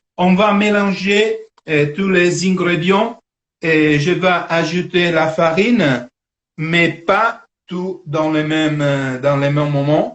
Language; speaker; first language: French; non-native, fluent; Italian